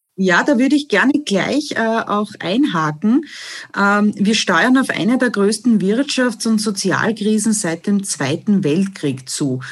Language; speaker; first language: German; native; German